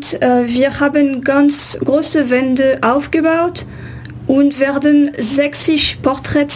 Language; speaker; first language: German; non-native, fluent; French